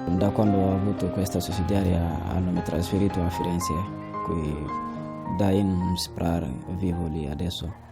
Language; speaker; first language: Italian; non-native, learner; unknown